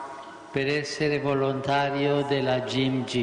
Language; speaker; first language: Italian; non-native, fluent; Spanish